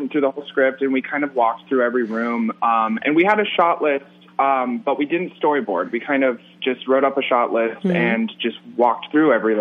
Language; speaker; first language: English; native; English